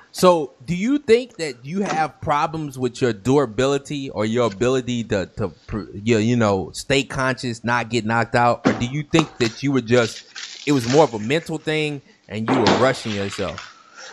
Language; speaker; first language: English; native; English